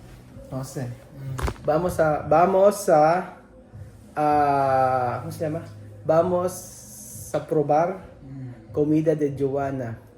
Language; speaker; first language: Spanish; non-native, learner; Filipino